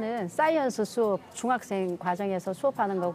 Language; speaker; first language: Korean; native; Korean